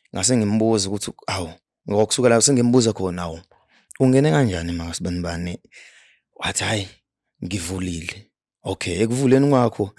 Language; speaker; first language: Zulu; native; Zulu